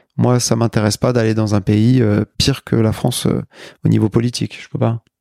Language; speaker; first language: French; native; French